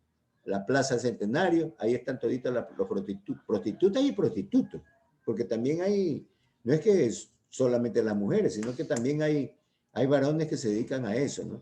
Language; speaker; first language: Spanish; native; Spanish